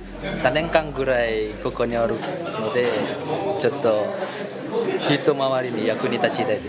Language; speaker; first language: Japanese; non-native, learner; Indonesian